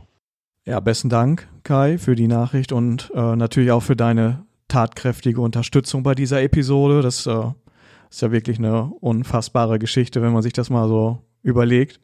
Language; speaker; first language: German; native; German